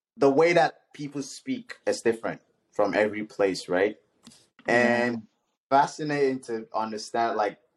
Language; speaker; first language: English; non-native, local second language; Yoruba